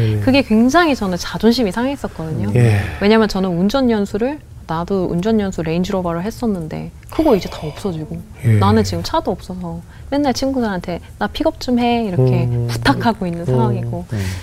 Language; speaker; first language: Korean; non-native, fluent; English